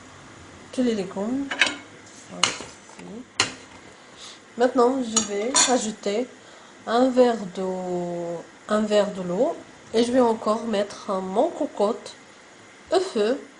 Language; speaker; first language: French; non-native, local second language; Arabic